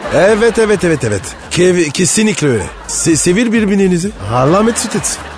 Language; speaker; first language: Turkish; non-native, fluent; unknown